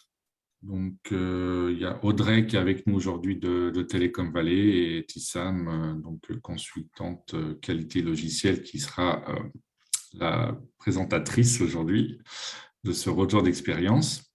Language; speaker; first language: French; native; French